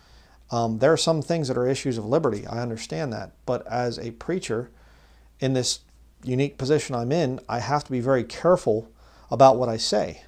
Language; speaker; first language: English; native; English